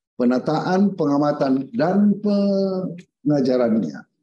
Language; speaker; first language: Indonesian; native; Indonesian